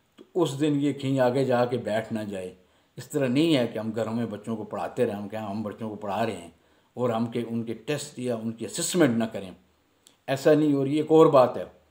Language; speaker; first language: Urdu; non-native, local second language; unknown